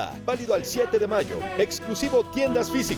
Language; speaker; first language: Spanish; native; Spanish